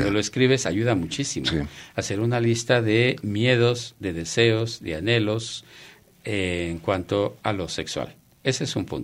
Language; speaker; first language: Spanish; native; Spanish